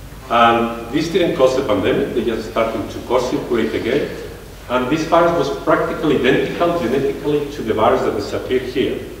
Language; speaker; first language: English; non-native, fluent; Spanish